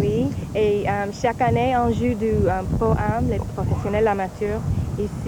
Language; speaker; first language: French; non-native, learner; English